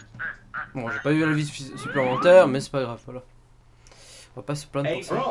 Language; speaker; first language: French; native; French